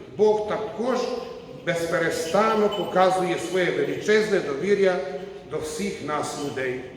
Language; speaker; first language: Ukrainian; non-native, learner; Croatian